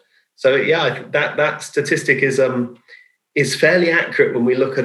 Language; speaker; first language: English; native; English